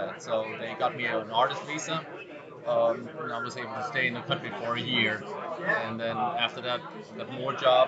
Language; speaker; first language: English; non-native, fluent; German